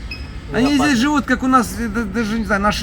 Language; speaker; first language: Russian; native; Russian